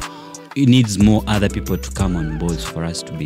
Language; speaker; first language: English; non-native, local second language; Ganda